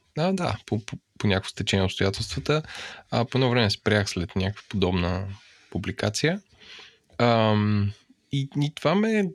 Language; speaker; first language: Bulgarian; native; Bulgarian